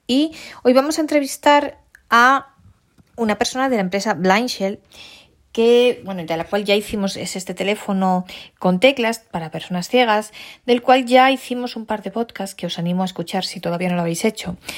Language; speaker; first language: Spanish; native; Spanish